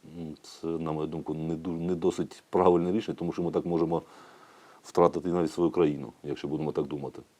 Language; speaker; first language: Ukrainian; native; Ukrainian